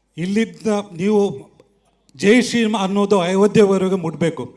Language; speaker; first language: Kannada; non-native, local second language; Tulu